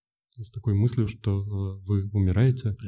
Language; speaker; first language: Russian; native; Russian